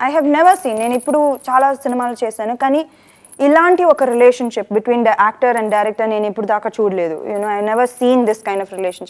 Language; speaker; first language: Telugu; non-native, local second language; Tamil